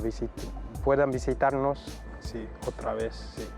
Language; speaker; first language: Spanish; non-native, learner; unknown